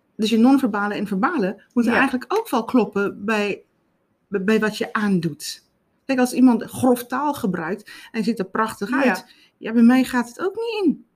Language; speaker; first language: Dutch; non-native, fluent; Afrikaans